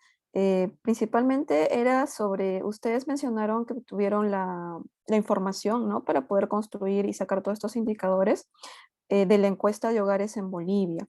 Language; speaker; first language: Spanish; native; Spanish